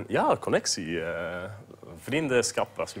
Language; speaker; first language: Dutch; non-native, local second language; French